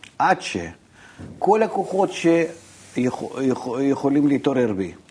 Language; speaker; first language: Hebrew; non-native, fluent; Russian